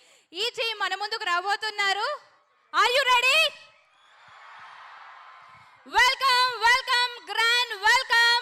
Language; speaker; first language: Telugu; native; Telugu